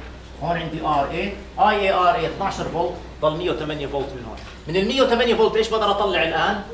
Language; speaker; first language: Arabic; native; Arabic